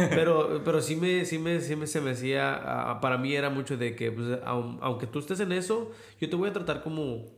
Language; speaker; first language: Spanish; native; Spanish